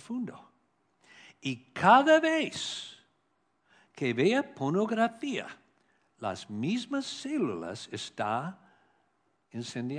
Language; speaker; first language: Spanish; non-native, learner; English